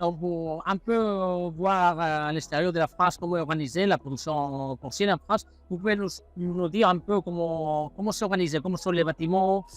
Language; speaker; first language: French; non-native, fluent; Spanish